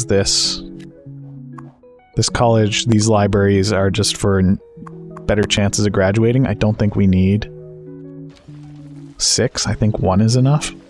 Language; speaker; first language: English; native; English